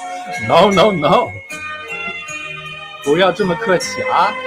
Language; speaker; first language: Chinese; non-native, fluent; English